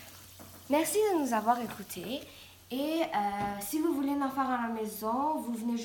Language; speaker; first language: French; non-native, local second language; English